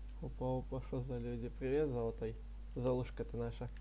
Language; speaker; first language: Russian; native; Russian